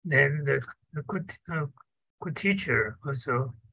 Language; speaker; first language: English; non-native, fluent; Chinese